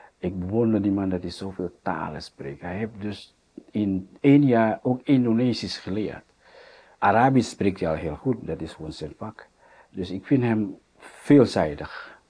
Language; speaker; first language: Dutch; non-native, fluent; Indonesian